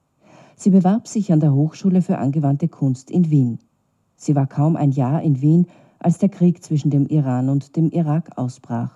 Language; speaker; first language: German; native; German